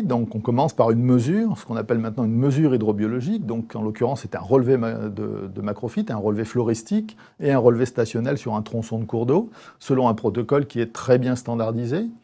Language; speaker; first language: French; native; French